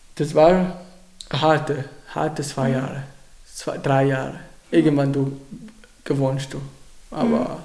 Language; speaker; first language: German; non-native, learner; Arabic